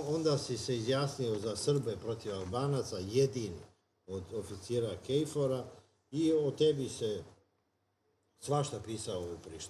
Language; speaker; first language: Bosnian; native; Bosnian